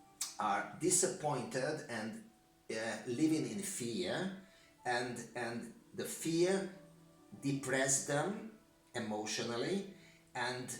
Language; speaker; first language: English; non-native, learner; Hungarian